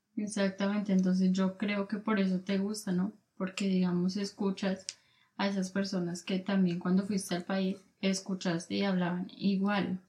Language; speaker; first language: Spanish; native; Spanish